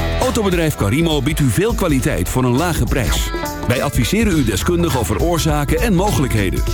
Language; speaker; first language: Dutch; native; Dutch